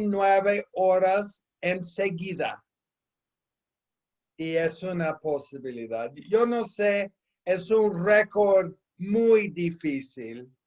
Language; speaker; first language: Spanish; non-native, fluent; English